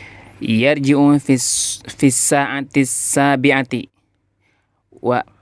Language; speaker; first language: Arabic; non-native, learner; Indonesian